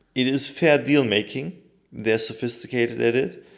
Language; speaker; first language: English; non-native, fluent; Turkish